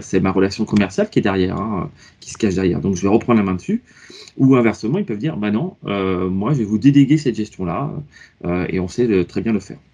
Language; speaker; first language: French; native; French